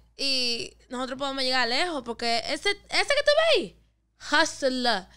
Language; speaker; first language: Spanish; native; Spanish